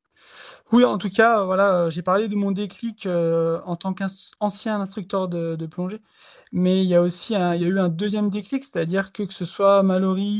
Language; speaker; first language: French; native; French